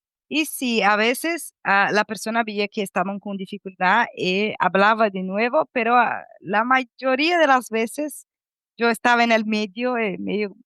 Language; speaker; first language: Spanish; non-native, fluent; Portuguese